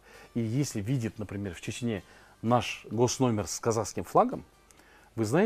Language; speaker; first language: Russian; native; Russian